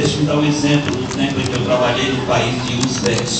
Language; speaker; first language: Portuguese; native; Portuguese